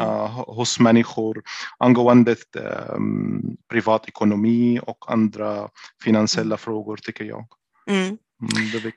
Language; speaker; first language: Swedish; non-native, fluent; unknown